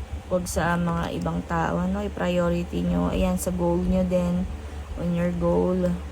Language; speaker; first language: Filipino; native; Filipino